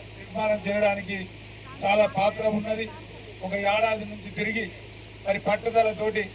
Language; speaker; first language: Telugu; native; Telugu